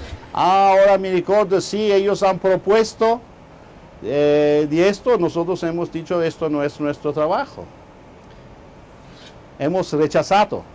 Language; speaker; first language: Spanish; non-native, fluent; Persian